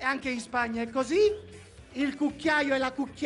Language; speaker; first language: Italian; native; Italian